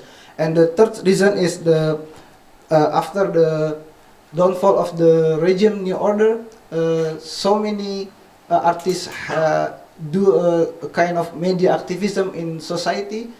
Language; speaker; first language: English; non-native, fluent; Indonesian